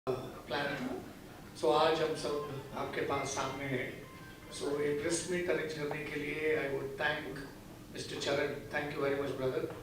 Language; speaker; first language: Hindi; non-native, local second language; Kannada